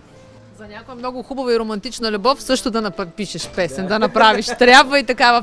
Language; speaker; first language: Bulgarian; native; Bulgarian